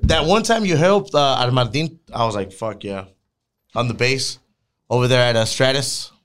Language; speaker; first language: English; early bilingual, other home language; Spanish